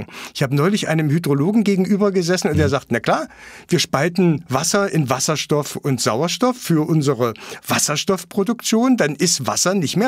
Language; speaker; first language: German; native; German